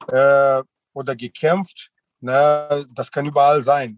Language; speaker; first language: German; non-native, fluent; Portuguese